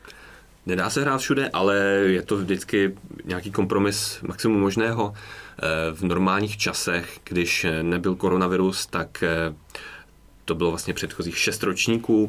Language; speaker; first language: Czech; native; Czech